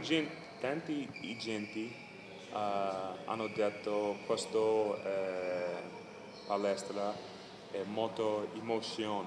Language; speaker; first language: Italian; non-native, learner; English